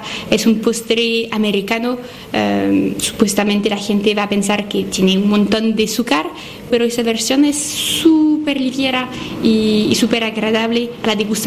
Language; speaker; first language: Spanish; non-native, fluent; French